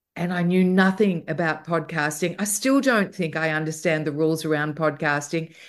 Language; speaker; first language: English; native; English